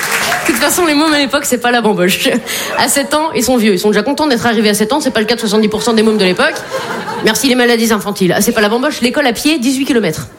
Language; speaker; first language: French; native; French